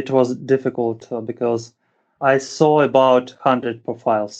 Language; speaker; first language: English; non-native, fluent; Russian